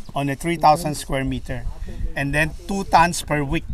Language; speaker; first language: English; non-native, fluent; Chinese